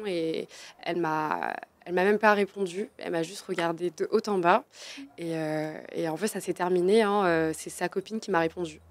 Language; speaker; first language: French; non-native, local second language; Malagasy